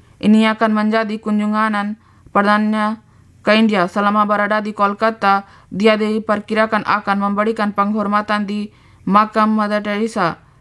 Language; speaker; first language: Indonesian; non-native, fluent; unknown